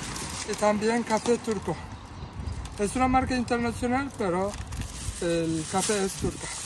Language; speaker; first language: Spanish; non-native, fluent; Turkish